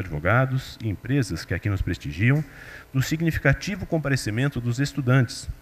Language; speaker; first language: Portuguese; native; Portuguese